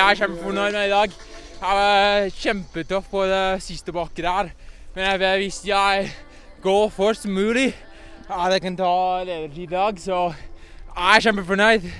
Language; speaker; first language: Norwegian; non-native, learner; English